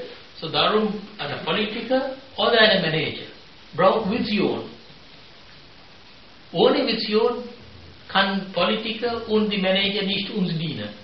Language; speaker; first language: German; non-native, fluent; Sinhala